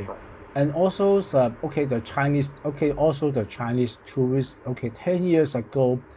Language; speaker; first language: English; non-native, local second language; Cantonese